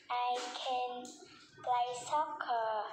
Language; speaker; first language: English; non-native, learner; Vietnamese